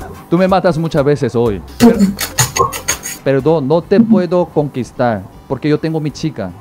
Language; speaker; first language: Spanish; non-native, fluent; Korean